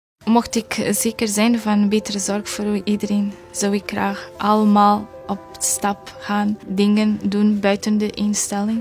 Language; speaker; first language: Dutch; non-native, fluent; Portuguese